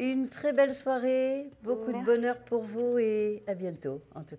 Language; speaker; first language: French; native; French